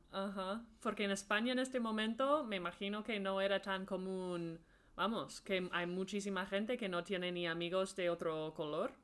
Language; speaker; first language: Spanish; non-native, fluent; English